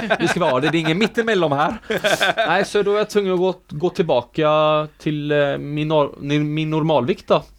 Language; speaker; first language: Swedish; native; Swedish